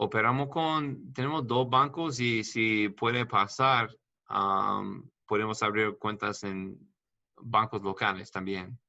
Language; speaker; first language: Spanish; non-native, learner; English